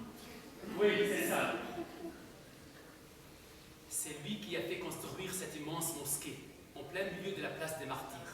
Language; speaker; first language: French; non-native, local second language; Arabic